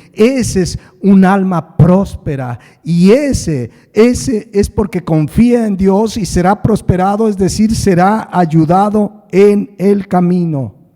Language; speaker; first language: Spanish; native; Spanish